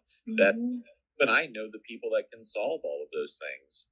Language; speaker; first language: English; native; English